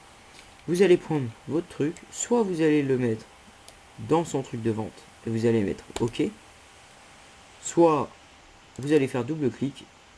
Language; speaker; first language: French; native; French